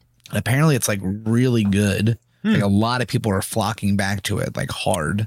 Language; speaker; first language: English; native; English